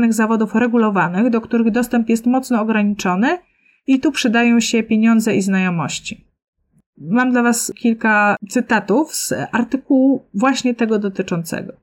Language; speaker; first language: Polish; native; Polish